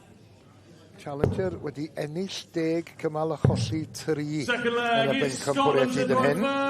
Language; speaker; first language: Welsh; native; Welsh